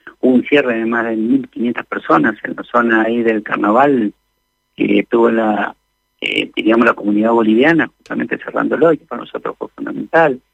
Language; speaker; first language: Spanish; native; Spanish